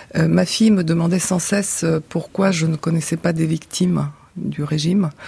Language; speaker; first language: French; non-native, fluent; Bulgarian